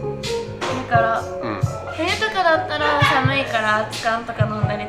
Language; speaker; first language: Japanese; native; Japanese